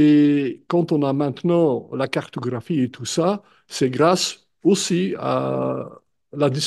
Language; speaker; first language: French; non-native, local second language; Dutch